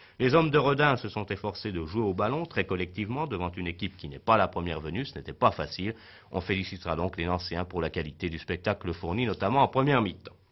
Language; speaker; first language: French; native; French